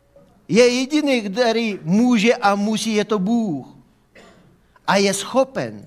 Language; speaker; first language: Czech; non-native, fluent; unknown